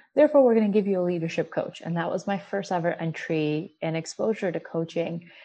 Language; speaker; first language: English; early bilingual, other home language; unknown